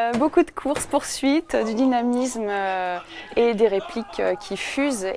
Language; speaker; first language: French; native; French